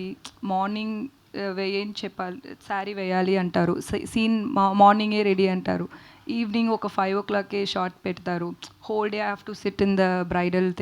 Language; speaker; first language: Telugu; non-native, learner; Tamil